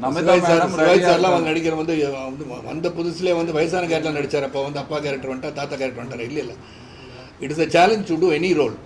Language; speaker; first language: Tamil; native; Tamil